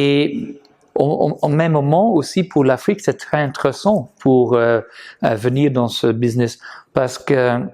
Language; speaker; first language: French; non-native, local second language; Dutch